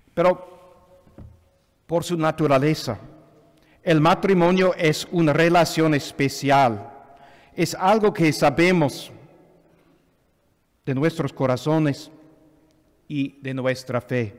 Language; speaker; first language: Spanish; non-native, fluent; English